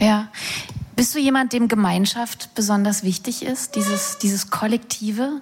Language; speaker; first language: German; native; German